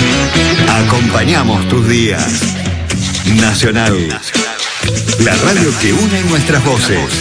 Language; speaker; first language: Spanish; native; Spanish